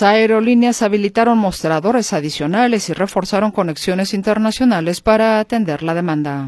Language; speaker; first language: Spanish; native; Spanish